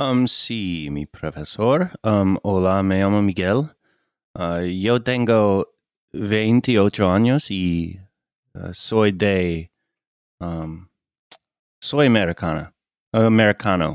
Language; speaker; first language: Spanish; non-native, learner; English